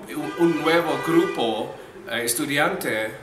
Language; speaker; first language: Spanish; non-native, learner; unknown